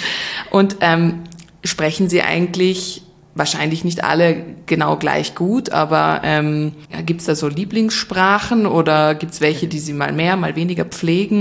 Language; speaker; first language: German; native; German